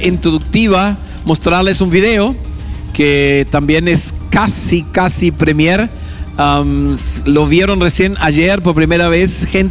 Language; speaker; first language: Spanish; non-native, fluent; German